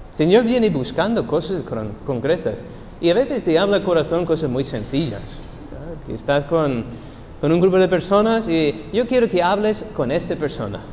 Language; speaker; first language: Spanish; non-native, fluent; English